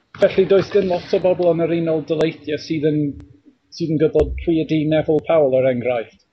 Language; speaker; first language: Welsh; non-native, fluent; English